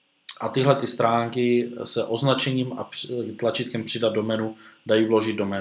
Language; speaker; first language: Czech; native; Czech